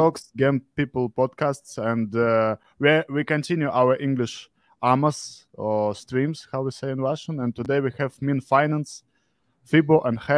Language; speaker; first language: English; non-native, fluent; Russian